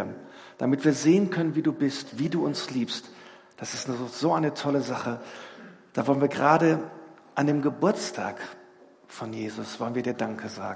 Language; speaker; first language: German; native; German